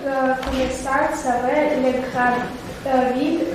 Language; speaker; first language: French; non-native, learner; Russian